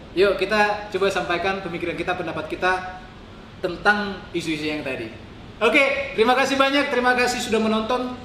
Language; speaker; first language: Indonesian; non-native, local second language; Batak Toba